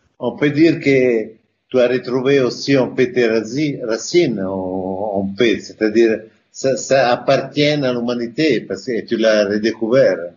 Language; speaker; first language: French; non-native, fluent; Italian